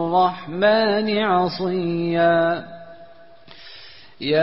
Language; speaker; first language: Arabic; native; Arabic